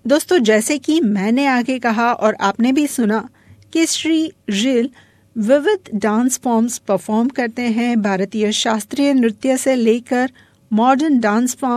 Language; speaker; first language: Hindi; native; Hindi